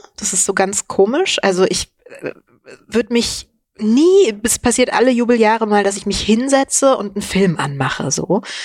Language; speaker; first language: German; early bilingual, other home language; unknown